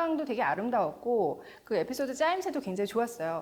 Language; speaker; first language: Korean; native; Korean